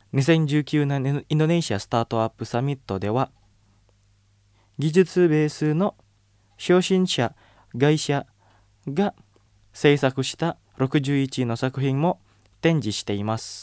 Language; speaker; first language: Japanese; non-native, fluent; Indonesian